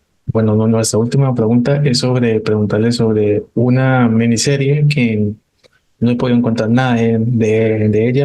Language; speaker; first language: Spanish; native; Spanish